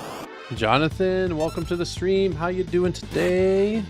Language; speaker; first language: English; native; English